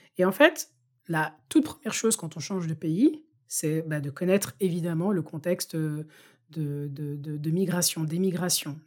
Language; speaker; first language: French; non-native, local second language; Bambara